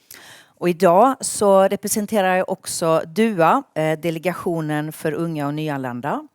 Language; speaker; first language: Swedish; native; Swedish